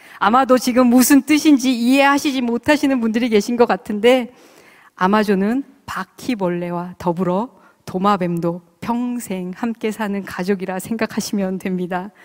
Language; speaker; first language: Korean; native; Korean